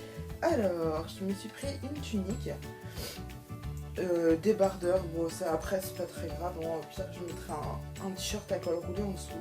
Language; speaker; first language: French; native; French